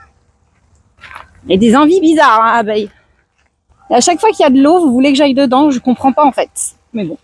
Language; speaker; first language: French; native; French